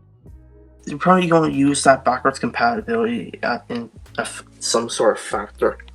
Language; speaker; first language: English; native; English